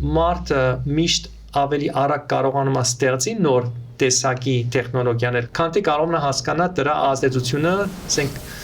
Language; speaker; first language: Armenian; early bilingual, heritage; Armenian